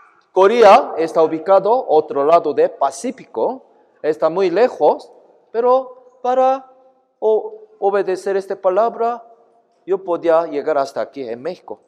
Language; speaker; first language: Spanish; non-native, fluent; Korean